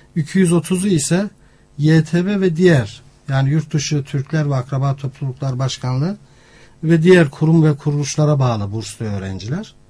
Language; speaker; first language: Turkish; native; Turkish